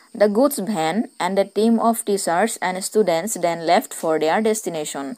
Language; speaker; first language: English; non-native, local second language; Assamese